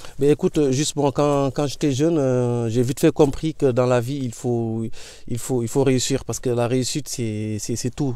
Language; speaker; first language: French; non-native, local second language; Wolof